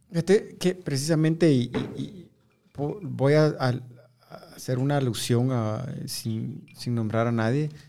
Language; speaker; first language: Spanish; native; Spanish